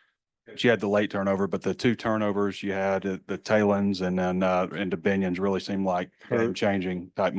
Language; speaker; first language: English; native; English